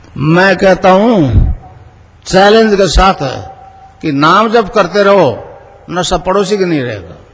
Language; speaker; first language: Hindi; native; Hindi